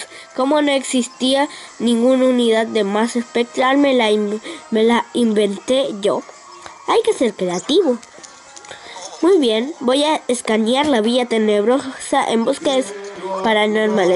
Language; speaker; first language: Spanish; native; Spanish